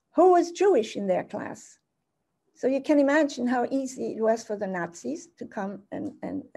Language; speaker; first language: English; early bilingual, other home language; German